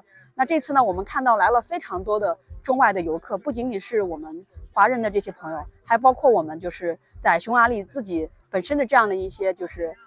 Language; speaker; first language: Chinese; native; Chinese